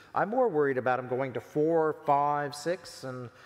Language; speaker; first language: English; native; English